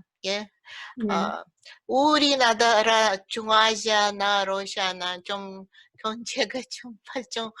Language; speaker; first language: Korean; early bilingual, heritage; Russian